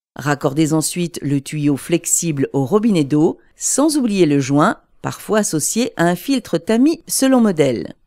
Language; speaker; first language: French; native; French